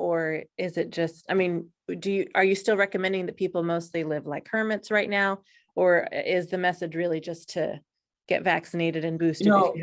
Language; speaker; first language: English; native; English